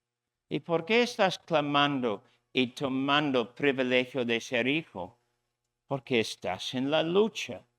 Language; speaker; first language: Spanish; non-native, fluent; English